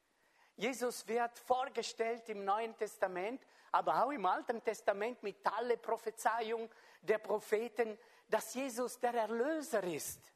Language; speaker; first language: German; non-native, fluent; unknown